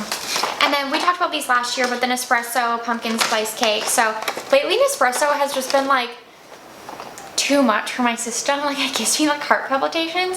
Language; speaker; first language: English; native; English